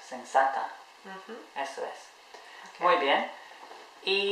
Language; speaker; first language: Spanish; non-native, fluent; English